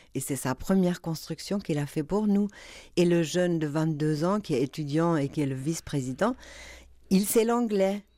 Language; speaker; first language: French; non-native, fluent; German